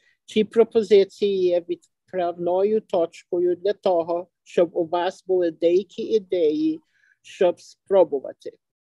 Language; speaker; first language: Ukrainian; native; Ukrainian